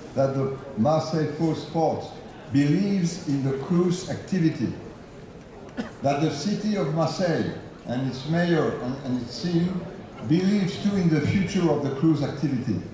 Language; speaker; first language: English; non-native, fluent; French